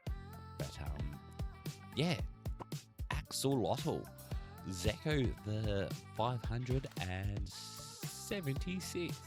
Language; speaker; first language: English; native; English